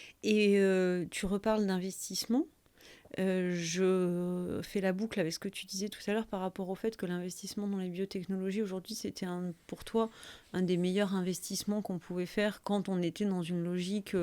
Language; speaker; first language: French; native; French